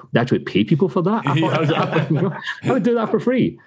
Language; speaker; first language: English; native; English